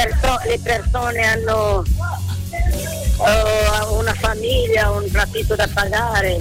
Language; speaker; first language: Italian; non-native, learner; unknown